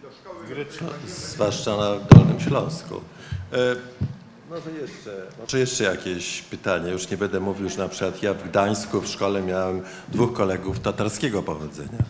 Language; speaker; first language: Polish; native; Polish